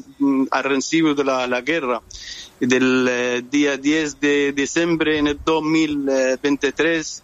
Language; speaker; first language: Spanish; non-native, fluent; Arabic